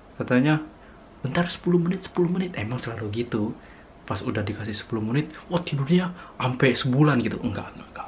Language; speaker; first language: Indonesian; native; Indonesian